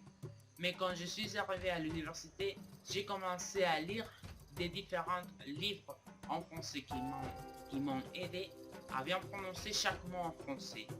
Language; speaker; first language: French; non-native, learner; Spanish